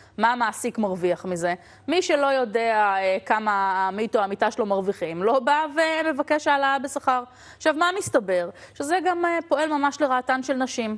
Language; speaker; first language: Hebrew; native; Hebrew